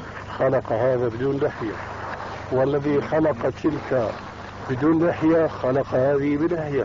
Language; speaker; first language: Arabic; early bilingual, other home language; Albanian